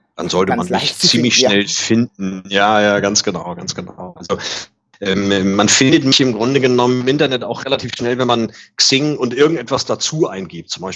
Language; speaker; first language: German; native; German